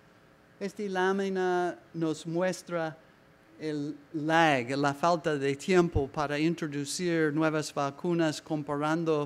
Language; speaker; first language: Spanish; non-native, learner; English